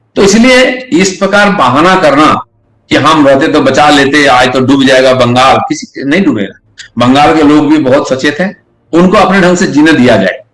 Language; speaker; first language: Hindi; non-native, local second language; Bangla